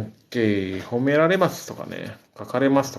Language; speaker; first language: Japanese; non-native, fluent; Indonesian